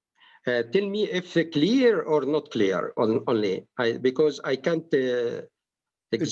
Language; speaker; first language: English; non-native, learner; Arabic